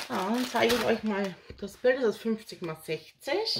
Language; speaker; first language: German; native; German